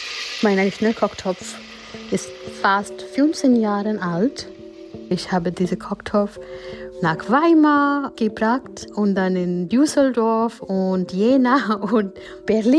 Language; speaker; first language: German; non-native, learner; Gujarati